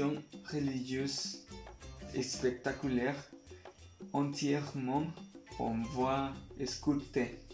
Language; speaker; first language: French; non-native, learner; Spanish